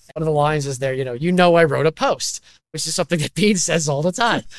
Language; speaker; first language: English; native; English